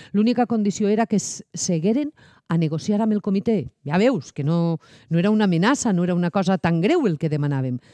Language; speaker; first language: Catalan; native; Catalan